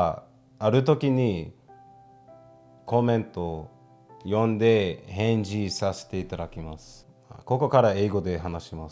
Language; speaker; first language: Japanese; non-native, fluent; English